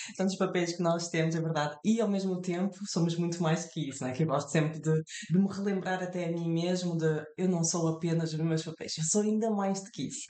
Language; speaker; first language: Portuguese; early bilingual, heritage; French